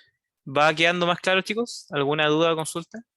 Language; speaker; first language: Spanish; native; Spanish